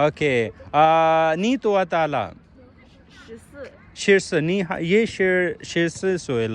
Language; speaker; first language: Chinese; non-native, learner; Urdu